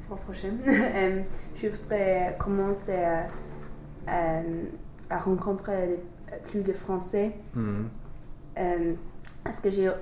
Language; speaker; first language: French; non-native, learner; English